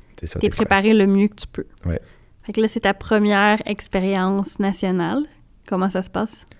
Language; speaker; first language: French; native; French